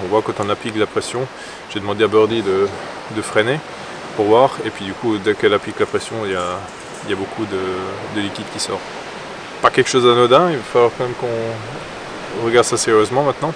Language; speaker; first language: French; native; French